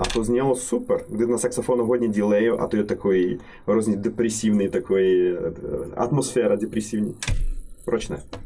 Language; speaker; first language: Czech; non-native, learner; Russian